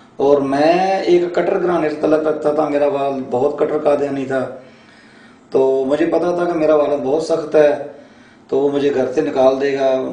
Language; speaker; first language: Urdu; non-native, local second language; Punjabi